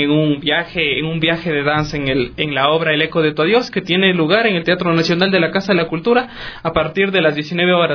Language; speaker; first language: Spanish; native; Spanish